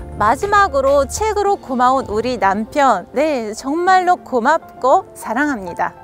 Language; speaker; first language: Korean; non-native, fluent; Russian